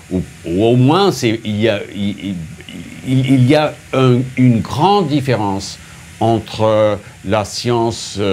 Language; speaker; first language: French; non-native, fluent; English